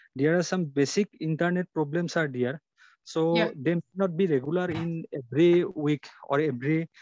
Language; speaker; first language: English; non-native, local second language; Assamese